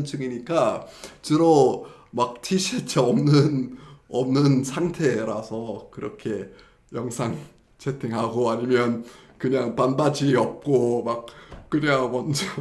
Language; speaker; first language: Korean; non-native, fluent; English